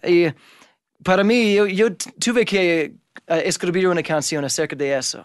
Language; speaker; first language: Spanish; non-native, fluent; English